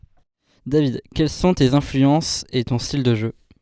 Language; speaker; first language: French; native; French